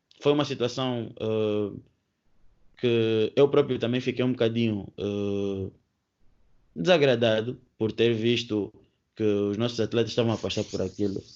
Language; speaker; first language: Portuguese; native; Portuguese